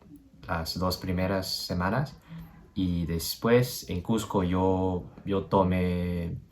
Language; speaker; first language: Spanish; non-native, learner; English